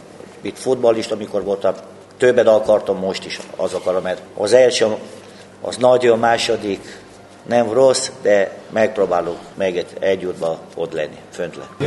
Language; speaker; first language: Hungarian; non-native, learner; Romanian